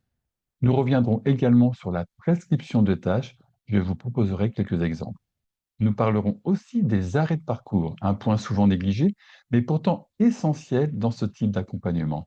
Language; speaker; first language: French; native; French